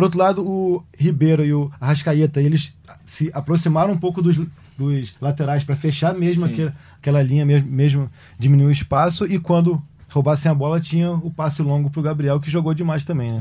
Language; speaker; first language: Portuguese; native; Portuguese